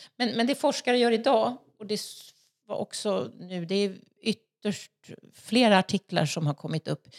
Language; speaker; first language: Swedish; native; Swedish